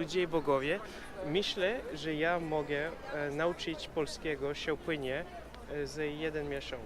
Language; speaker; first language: Polish; non-native, learner; English